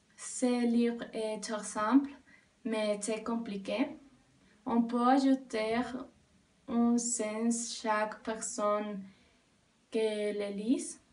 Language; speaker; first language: French; non-native, learner; Spanish